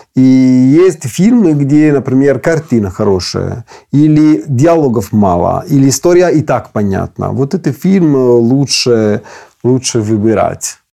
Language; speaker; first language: Russian; non-native, fluent; Italian